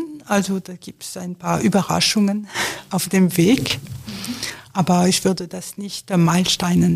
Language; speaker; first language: German; non-native, fluent; French